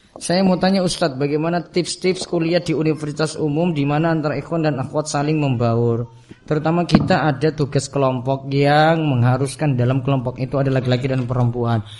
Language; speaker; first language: Indonesian; native; Indonesian